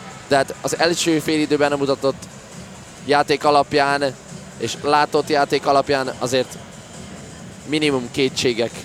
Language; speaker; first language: Hungarian; native; Hungarian